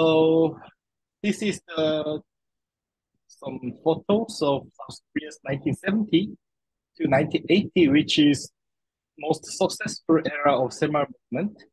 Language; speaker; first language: English; non-native, fluent; Korean